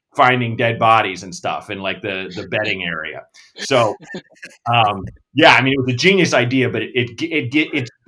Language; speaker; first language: English; native; English